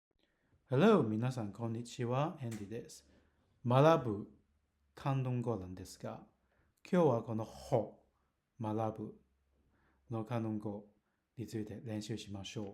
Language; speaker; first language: Japanese; non-native, learner; Cantonese